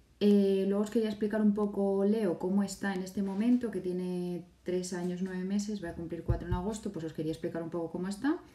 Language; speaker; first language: Spanish; native; Spanish